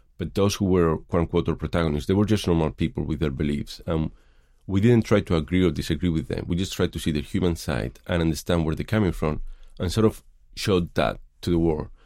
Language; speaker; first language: English; non-native, fluent; Spanish